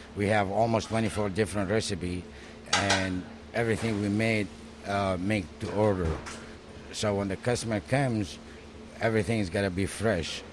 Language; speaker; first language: English; non-native, fluent; Arabic